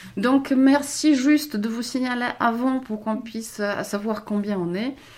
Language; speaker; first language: French; non-native, fluent; Polish